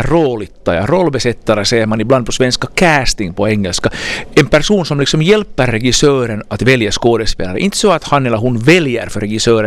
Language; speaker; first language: Swedish; native; Swedish